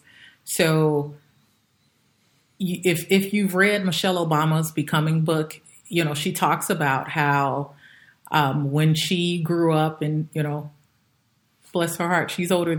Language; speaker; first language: English; native; English